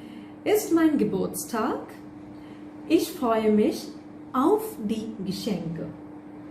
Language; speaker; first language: German; non-native, fluent; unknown